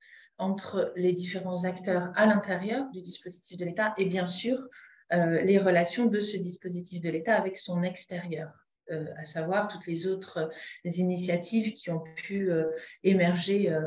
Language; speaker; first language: French; native; French